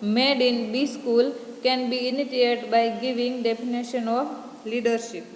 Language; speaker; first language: English; non-native, local second language; Gujarati